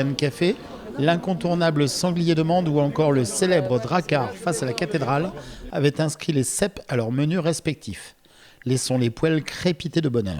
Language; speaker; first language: French; native; French